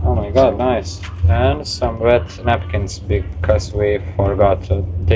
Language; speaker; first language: English; non-native, fluent; Lithuanian